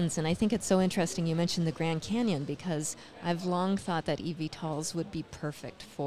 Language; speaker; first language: English; native; English